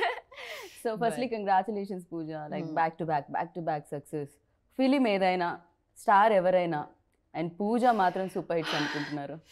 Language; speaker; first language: Telugu; native; Telugu